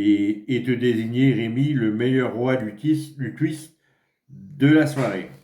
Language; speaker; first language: French; native; French